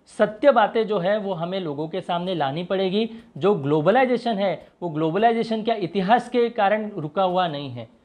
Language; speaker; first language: Hindi; non-native, local second language; Marathi